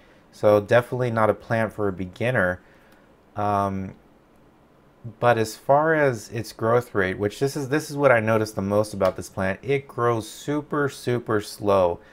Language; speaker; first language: English; native; English